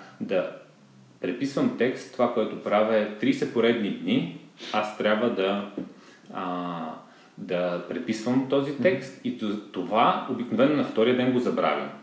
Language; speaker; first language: Bulgarian; native; Bulgarian